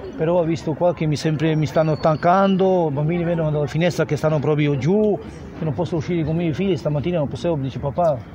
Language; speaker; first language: Italian; non-native, local second language; Bosnian